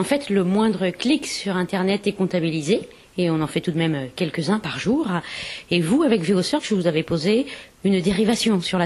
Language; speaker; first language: French; native; French